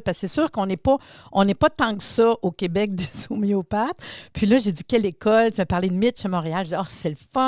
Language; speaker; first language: French; native; French